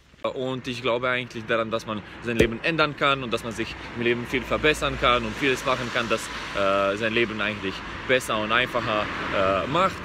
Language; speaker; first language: German; non-native, fluent; Croatian